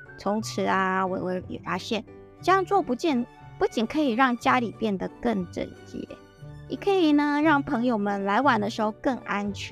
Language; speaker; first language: Chinese; native; Chinese